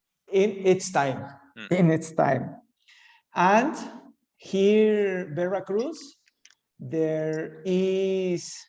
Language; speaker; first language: English; non-native, learner; Spanish